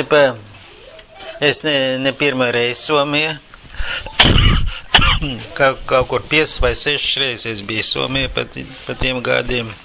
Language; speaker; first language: Latvian; non-native, local second language; Russian